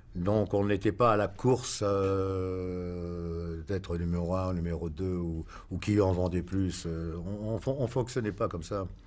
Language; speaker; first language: French; native; French